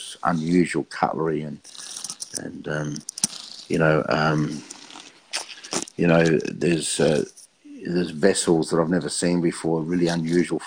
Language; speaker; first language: English; native; English